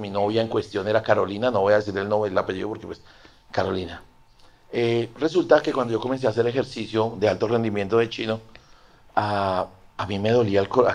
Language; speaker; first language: Spanish; native; Spanish